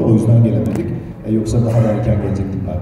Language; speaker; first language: Turkish; native; Turkish